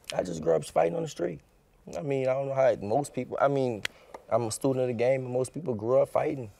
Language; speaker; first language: English; native; English